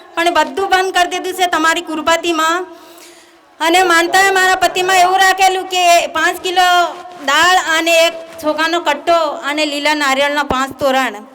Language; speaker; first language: Gujarati; native; Gujarati